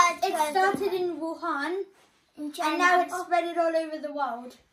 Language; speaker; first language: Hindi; early bilingual, heritage; Hindi